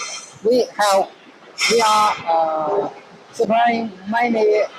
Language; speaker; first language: English; non-native, learner; Chinese